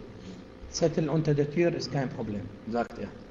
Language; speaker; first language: German; non-native, fluent; Arabic